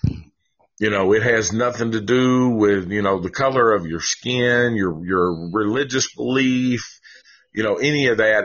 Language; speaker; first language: English; native; English